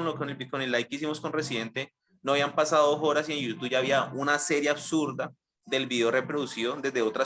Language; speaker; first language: Spanish; native; Spanish